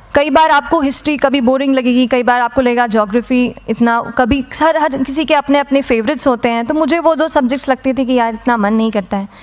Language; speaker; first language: Hindi; native; Hindi